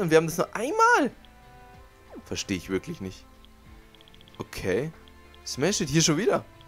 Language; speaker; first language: German; native; German